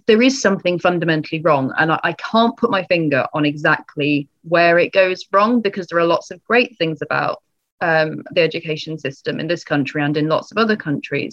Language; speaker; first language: English; native; English